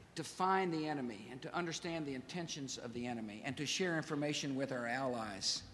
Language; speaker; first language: English; native; English